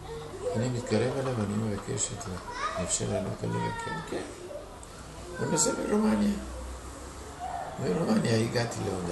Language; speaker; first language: Hebrew; non-native, fluent; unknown